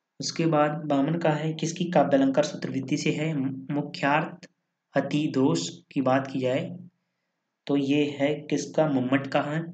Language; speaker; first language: Hindi; native; Hindi